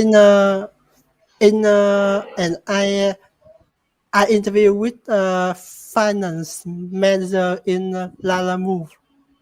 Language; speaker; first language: English; non-native, learner; Vietnamese